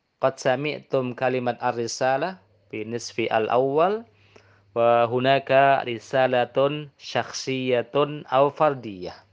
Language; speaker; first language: Arabic; non-native, fluent; Indonesian